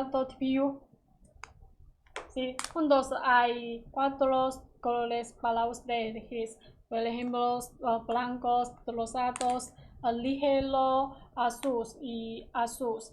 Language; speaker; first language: Spanish; non-native, learner; Chinese